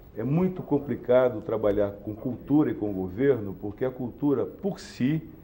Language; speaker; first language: Portuguese; native; Portuguese